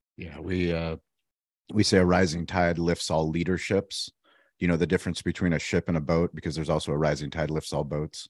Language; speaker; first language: English; native; English